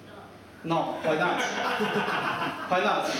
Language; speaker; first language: English; non-native, local second language; Chinese